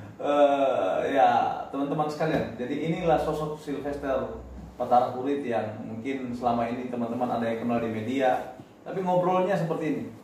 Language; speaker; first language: Indonesian; native; Indonesian